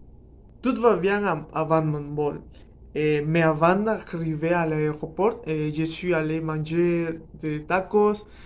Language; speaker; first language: French; non-native, learner; Spanish